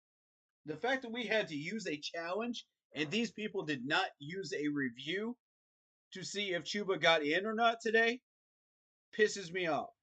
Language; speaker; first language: English; native; English